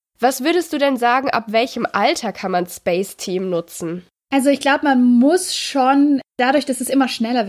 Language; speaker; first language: German; native; German